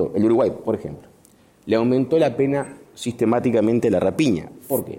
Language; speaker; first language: Spanish; native; Spanish